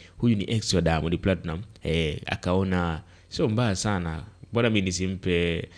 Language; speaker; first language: Swahili; native; Swahili